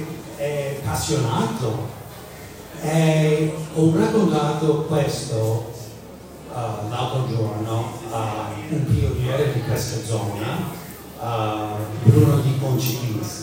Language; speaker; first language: Italian; non-native, fluent; English